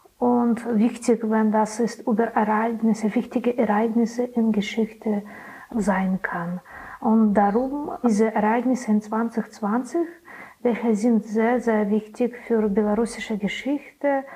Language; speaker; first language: German; non-native, learner; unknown